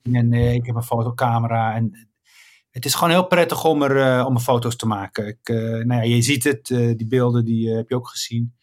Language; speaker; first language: Dutch; early bilingual, other home language; Riffian